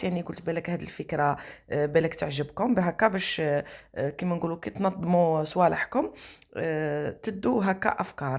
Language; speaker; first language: Arabic; native; Arabic